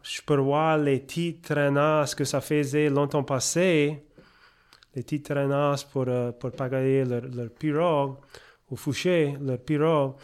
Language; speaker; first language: French; early bilingual, heritage; French